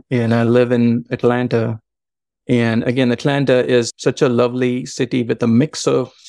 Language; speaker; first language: English; non-native, local second language; Marathi